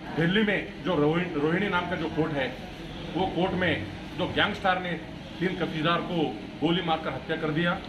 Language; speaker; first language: Hindi; non-native, local second language; Kannada